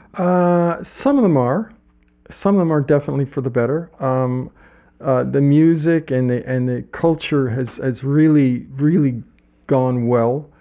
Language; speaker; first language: English; native; English